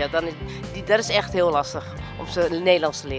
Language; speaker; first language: Dutch; native; Dutch